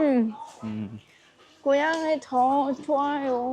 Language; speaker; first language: Korean; non-native, learner; Vietnamese